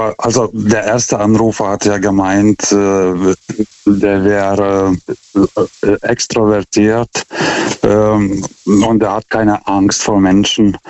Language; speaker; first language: German; non-native, fluent; Russian